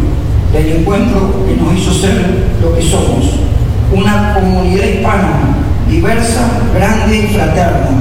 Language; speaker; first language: Spanish; native; Spanish